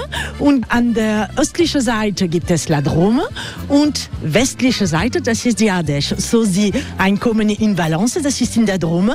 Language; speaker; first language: German; non-native, fluent; French